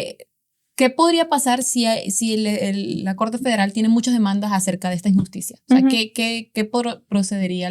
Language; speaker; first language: Spanish; native; Spanish